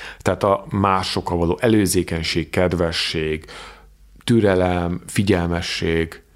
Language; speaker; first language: Hungarian; native; Hungarian